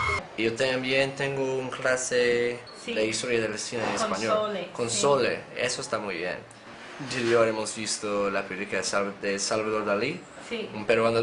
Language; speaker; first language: Spanish; non-native, learner; English